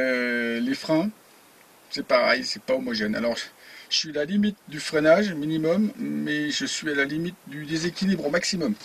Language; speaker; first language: French; native; French